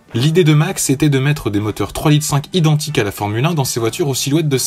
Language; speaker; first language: French; native; French